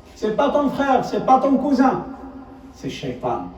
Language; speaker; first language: French; non-native, local second language; Arabic